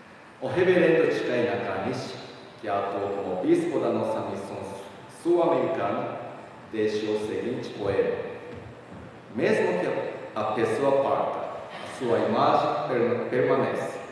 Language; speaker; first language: Portuguese; non-native, fluent; Japanese